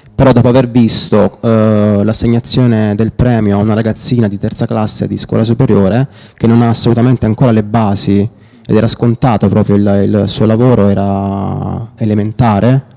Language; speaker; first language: Italian; native; Italian